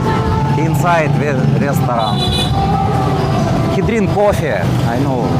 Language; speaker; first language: English; non-native, learner; Russian